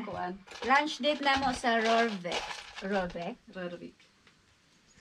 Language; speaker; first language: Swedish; non-native, learner; Cebuano